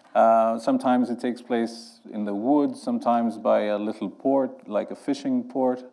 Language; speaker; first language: English; non-native, fluent; Greek